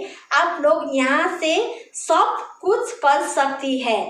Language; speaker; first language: Hindi; non-native, local second language; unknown